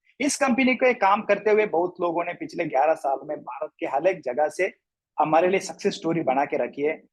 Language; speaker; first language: Hindi; non-native, local second language; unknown